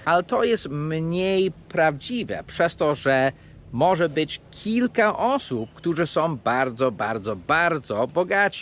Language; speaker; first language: Polish; non-native, fluent; English